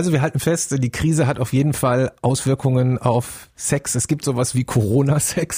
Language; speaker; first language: German; native; German